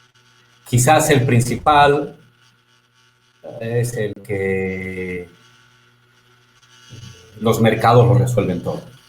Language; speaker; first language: Spanish; native; Spanish